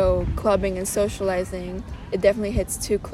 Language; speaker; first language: English; non-native, fluent; Polish